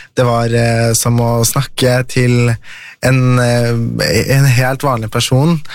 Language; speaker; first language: Norwegian; early bilingual, other home language; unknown